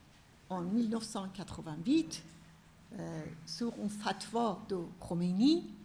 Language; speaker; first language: French; non-native, fluent; Persian